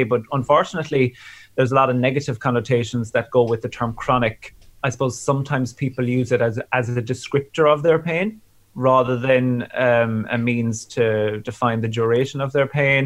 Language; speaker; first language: English; native; English